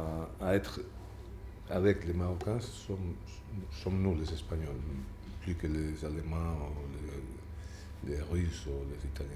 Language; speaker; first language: French; non-native, fluent; Spanish